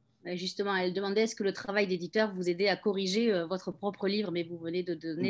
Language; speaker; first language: French; native; French